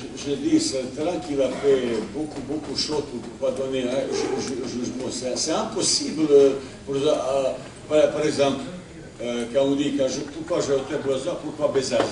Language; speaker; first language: French; non-native, fluent; Bosnian